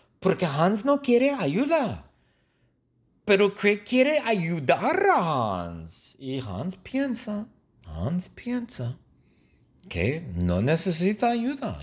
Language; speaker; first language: Spanish; non-native, fluent; English